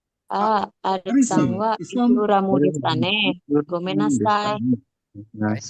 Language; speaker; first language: Japanese; non-native, learner; Indonesian